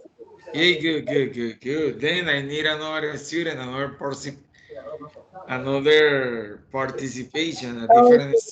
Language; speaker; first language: English; non-native, fluent; Spanish